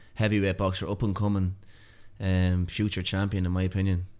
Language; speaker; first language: English; native; English